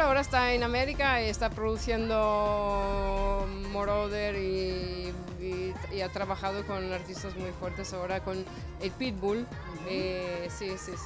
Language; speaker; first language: Spanish; non-native, fluent; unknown